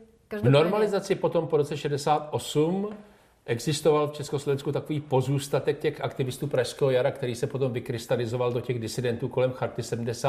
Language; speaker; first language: Czech; native; Czech